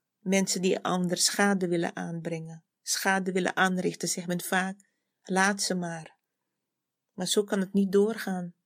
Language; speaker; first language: Dutch; native; Dutch